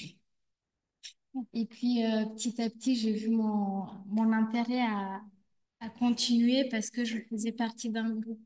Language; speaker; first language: French; native; French